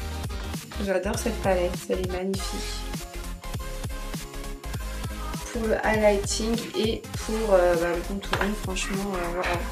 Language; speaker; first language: French; native; French